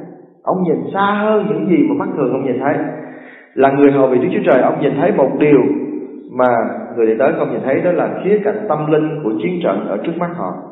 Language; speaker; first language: Vietnamese; native; Vietnamese